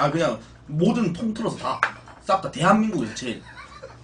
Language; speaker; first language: Korean; native; Korean